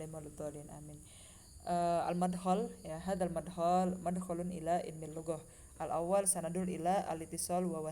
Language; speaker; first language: Arabic; non-native, fluent; Indonesian